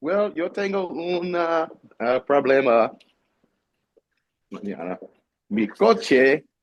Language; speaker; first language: Spanish; non-native, learner; English